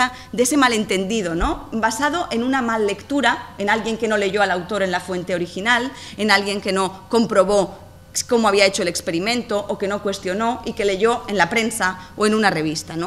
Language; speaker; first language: Spanish; native; Spanish